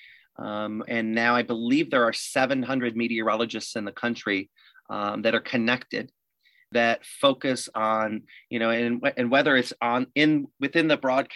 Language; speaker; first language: English; native; English